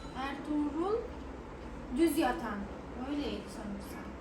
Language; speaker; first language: Turkish; native; Turkish